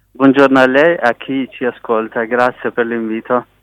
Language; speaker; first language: Italian; early bilingual, other home language; Persian